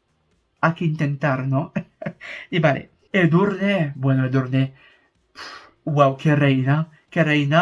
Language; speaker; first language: Spanish; non-native, fluent; French